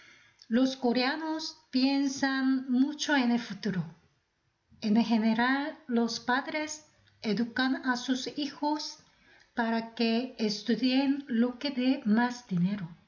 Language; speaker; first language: Spanish; non-native, fluent; Korean